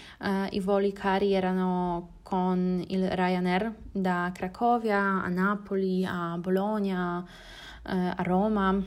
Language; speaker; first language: Italian; non-native, learner; Polish